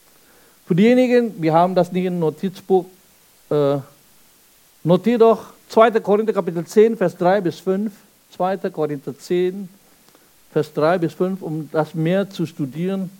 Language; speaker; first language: German; non-native, fluent; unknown